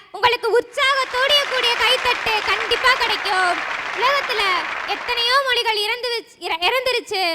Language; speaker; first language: Tamil; native; Tamil